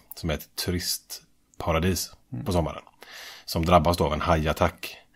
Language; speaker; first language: Swedish; native; Swedish